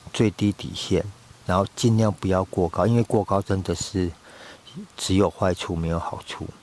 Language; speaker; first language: Chinese; native; Chinese